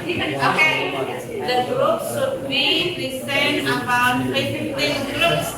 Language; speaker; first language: English; non-native, fluent; Indonesian